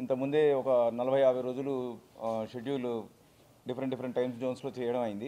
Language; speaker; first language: Telugu; native; Telugu